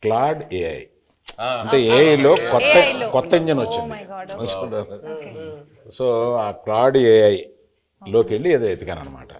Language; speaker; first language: Telugu; native; Telugu